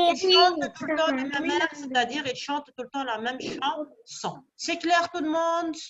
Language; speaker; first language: French; non-native, local second language; Arabic